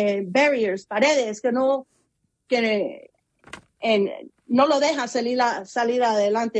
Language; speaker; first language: Spanish; early bilingual, heritage; Spanish